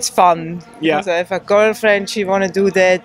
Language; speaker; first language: English; non-native, learner; German